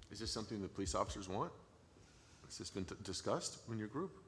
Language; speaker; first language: English; native; English